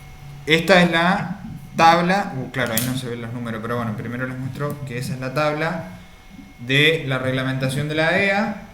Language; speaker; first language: Spanish; native; Spanish